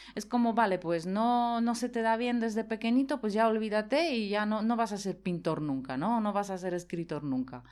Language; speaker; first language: Spanish; non-native, fluent; Polish